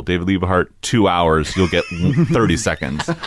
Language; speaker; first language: English; native; English